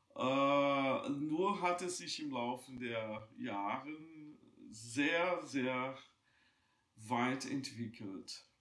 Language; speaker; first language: German; non-native, fluent; Portuguese